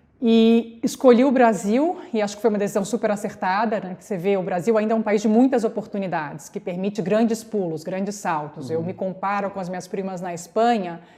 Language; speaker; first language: Portuguese; native; Portuguese